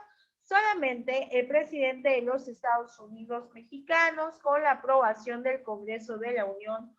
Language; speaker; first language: Spanish; native; Spanish